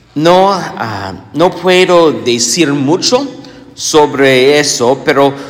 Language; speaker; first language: Spanish; non-native, fluent; English